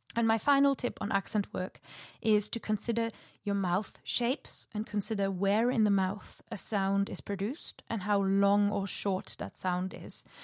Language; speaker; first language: English; non-native, fluent; German